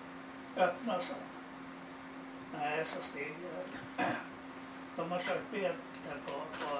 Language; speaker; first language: Swedish; native; Swedish